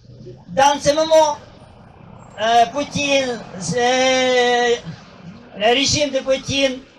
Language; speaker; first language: French; non-native, learner; Russian